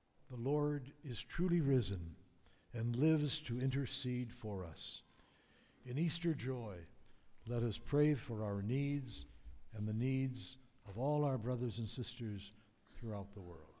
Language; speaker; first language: English; native; English